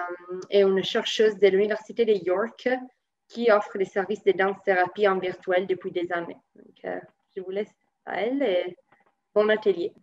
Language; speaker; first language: French; native; French